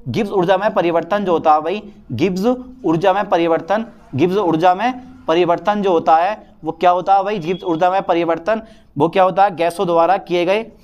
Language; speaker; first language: Hindi; native; Hindi